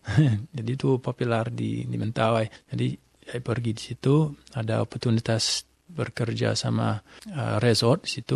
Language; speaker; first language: Indonesian; non-native, fluent; English